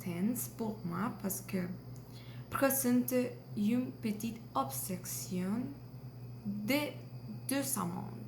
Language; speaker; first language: French; non-native, learner; Spanish